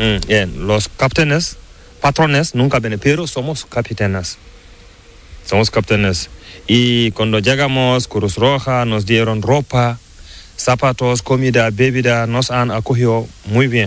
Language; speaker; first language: Spanish; non-native, learner; Fula